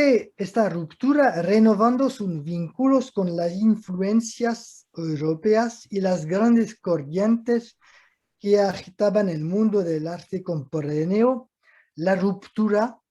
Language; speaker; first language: Spanish; non-native, fluent; French